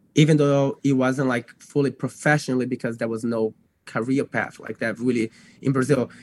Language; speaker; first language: English; non-native, fluent; Portuguese